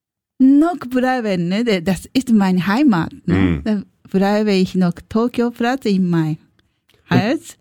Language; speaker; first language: German; non-native, learner; Japanese